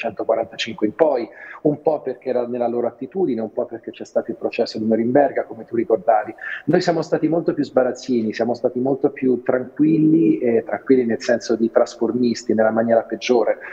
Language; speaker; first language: Italian; native; Italian